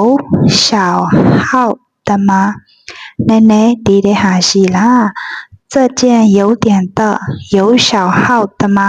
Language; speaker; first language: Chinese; non-native, fluent; Burmese